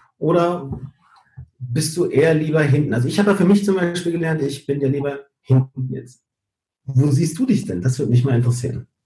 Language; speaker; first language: German; early bilingual, heritage; German